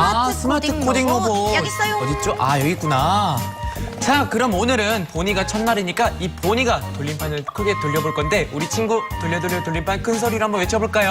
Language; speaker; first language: Korean; native; Korean